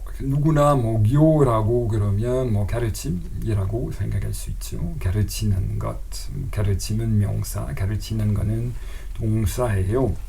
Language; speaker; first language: Korean; non-native, fluent; French